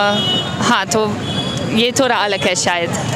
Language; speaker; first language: Hindi; non-native, learner; Dutch